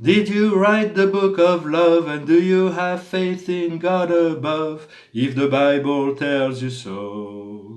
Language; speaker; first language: English; non-native, fluent; French